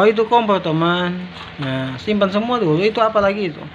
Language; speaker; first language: Malay; native; Malay